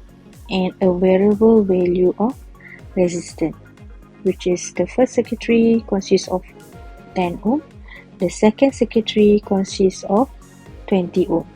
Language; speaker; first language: English; non-native, local second language; Malay